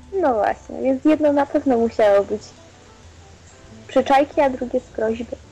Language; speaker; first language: Polish; native; Polish